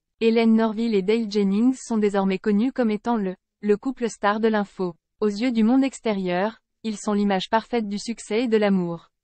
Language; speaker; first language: French; native; French